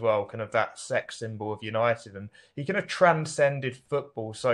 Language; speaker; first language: English; native; English